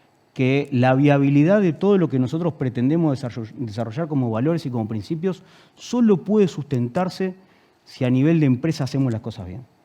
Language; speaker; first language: Spanish; native; Spanish